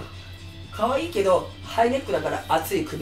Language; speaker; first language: Japanese; native; Japanese